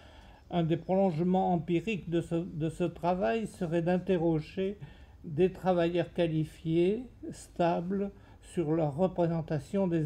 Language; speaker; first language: French; native; French